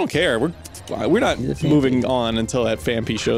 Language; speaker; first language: English; native; English